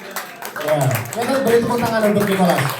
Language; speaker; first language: Indonesian; native; Indonesian